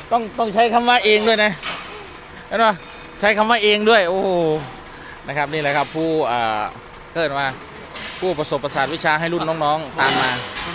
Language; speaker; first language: Thai; native; Thai